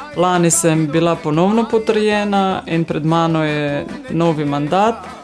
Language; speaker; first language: Slovenian; non-native, local second language; Romany